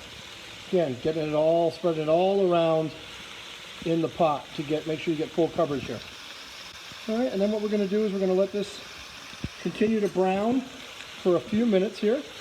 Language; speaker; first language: English; native; English